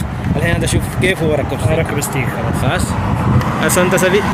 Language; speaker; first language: Arabic; non-native, learner; Punjabi